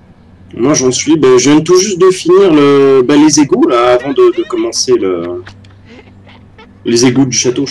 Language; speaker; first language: French; native; French